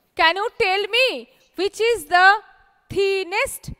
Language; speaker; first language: English; non-native, local second language; Bangla